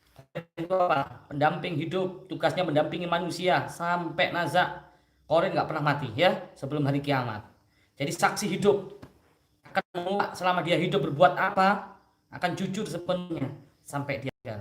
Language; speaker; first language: Indonesian; native; Indonesian